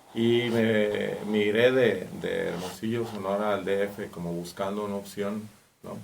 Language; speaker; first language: Spanish; native; Spanish